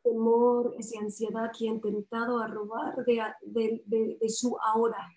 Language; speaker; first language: Spanish; non-native, fluent; English